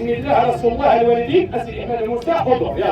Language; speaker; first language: Arabic; native; Arabic